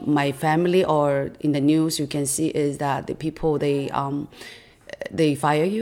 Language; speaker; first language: English; non-native, fluent; Chinese